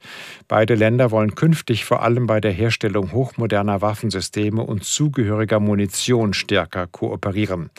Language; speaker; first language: German; native; German